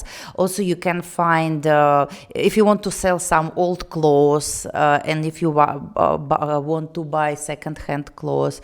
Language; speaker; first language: English; non-native, learner; Russian